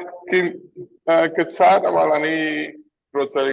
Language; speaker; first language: Hebrew; non-native, learner; English